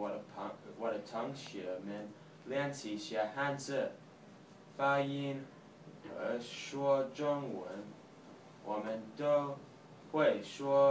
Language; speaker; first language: Chinese; non-native, learner; English